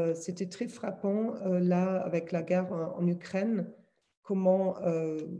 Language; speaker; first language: French; non-native, fluent; German